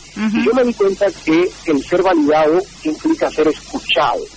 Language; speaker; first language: Spanish; native; Spanish